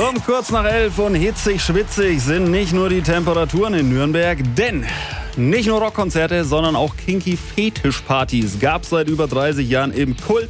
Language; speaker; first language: German; native; German